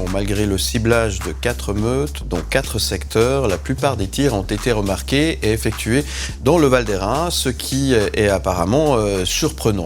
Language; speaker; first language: French; native; French